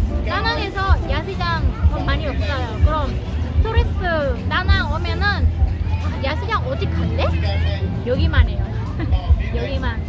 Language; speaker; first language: Korean; non-native, learner; Vietnamese